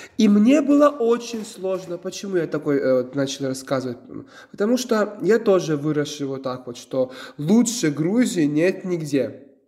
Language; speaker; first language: Russian; non-native, local second language; Georgian